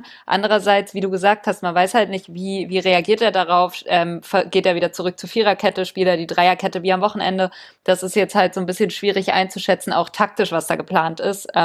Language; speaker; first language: German; native; German